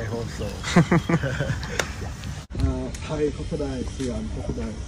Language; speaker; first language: English; non-native, learner; Thai